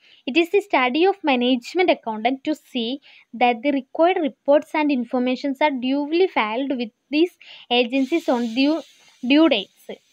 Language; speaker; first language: English; non-native, local second language; Malayalam